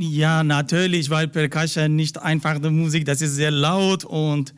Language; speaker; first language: German; non-native, learner; Persian